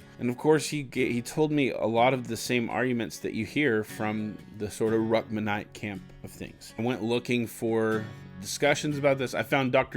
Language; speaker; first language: English; native; English